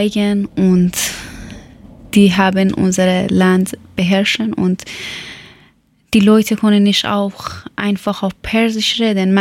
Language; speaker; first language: German; non-native, learner; Persian